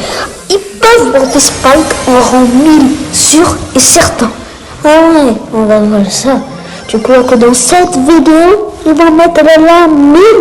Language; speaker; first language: French; native; French